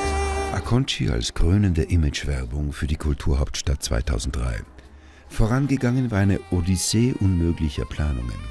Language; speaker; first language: German; native; German